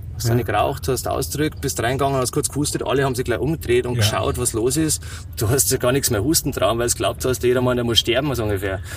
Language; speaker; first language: German; native; German